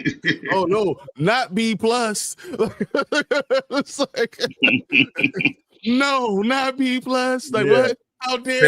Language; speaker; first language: English; native; English